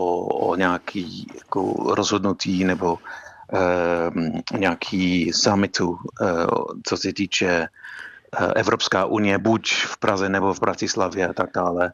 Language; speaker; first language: Czech; non-native, fluent; English